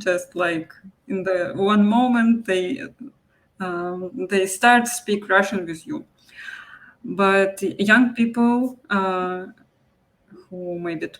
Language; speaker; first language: English; non-native, local second language; Russian